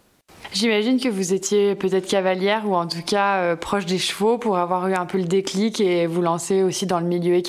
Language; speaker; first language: French; native; French